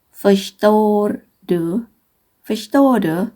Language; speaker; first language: Swedish; non-native, fluent; Thai